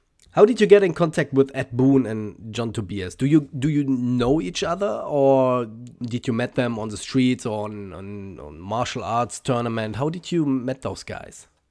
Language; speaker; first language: English; non-native, fluent; German